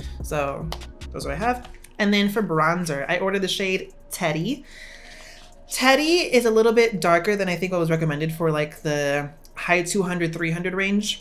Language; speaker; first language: English; native; English